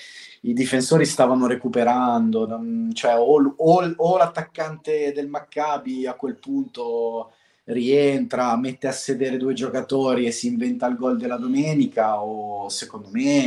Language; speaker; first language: Italian; native; Italian